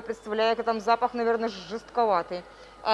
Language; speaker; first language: Russian; native; Russian